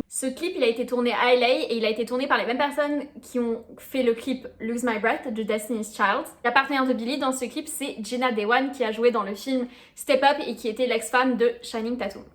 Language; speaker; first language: French; native; French